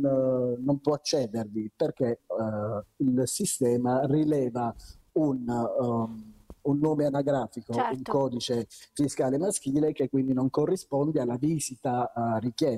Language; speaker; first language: Italian; native; Italian